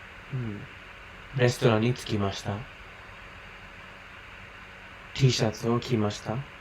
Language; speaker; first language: Japanese; non-native, learner; English